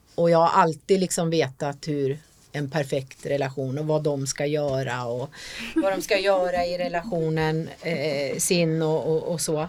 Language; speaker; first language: Swedish; native; Swedish